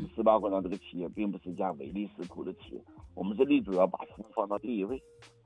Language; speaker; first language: Chinese; native; Chinese